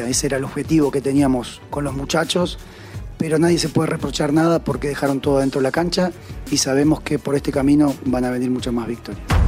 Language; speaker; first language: Spanish; native; Spanish